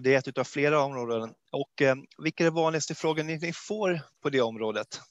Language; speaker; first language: Swedish; native; Swedish